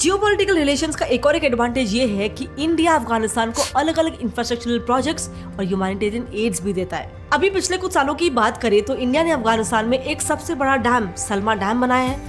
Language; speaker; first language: Hindi; native; Hindi